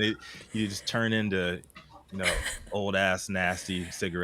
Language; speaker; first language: English; native; English